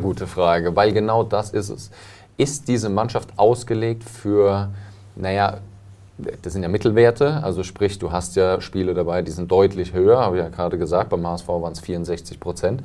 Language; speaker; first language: German; native; German